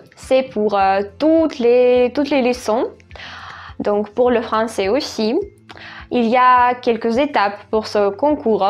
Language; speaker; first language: French; non-native, fluent; Russian